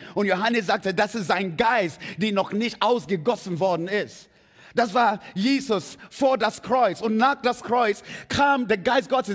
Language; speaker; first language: German; non-native, fluent; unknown